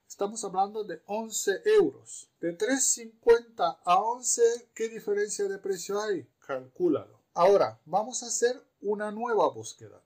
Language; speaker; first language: Spanish; non-native, fluent; Romanian